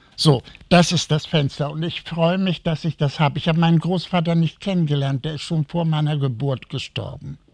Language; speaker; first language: German; native; German